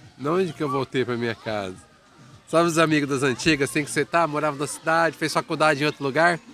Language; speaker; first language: Portuguese; native; Portuguese